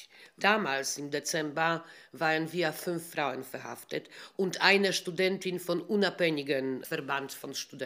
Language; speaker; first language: German; non-native, fluent; Polish